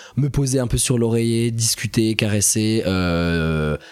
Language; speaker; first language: French; native; French